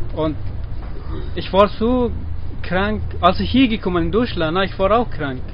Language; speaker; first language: German; non-native, learner; Persian